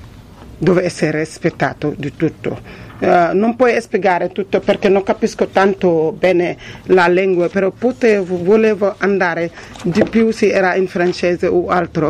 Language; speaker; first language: Italian; non-native, learner; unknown